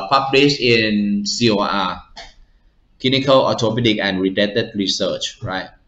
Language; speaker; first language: English; non-native, fluent; Thai